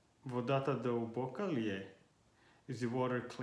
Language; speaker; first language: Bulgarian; non-native, learner; Finnish